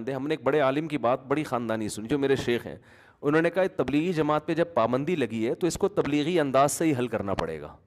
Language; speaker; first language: Urdu; native; Urdu